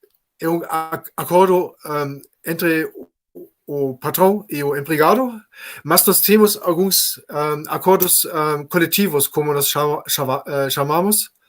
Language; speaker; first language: Portuguese; non-native, fluent; German